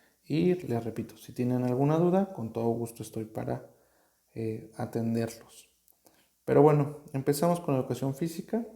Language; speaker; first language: Spanish; native; Spanish